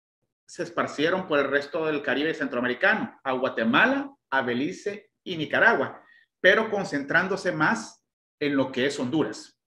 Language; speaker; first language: Spanish; native; Spanish